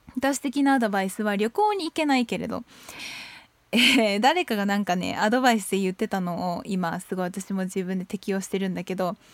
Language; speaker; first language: Japanese; native; Japanese